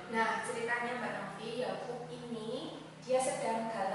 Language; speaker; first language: Indonesian; native; Indonesian